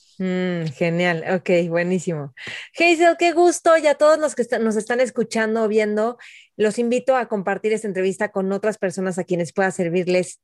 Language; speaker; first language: Spanish; native; Spanish